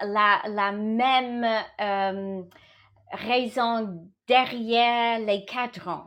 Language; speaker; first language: French; non-native, fluent; English